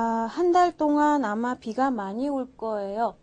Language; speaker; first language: Korean; non-native, fluent; Mongolian